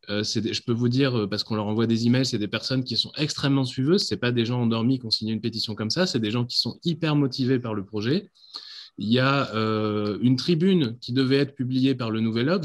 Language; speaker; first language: French; native; French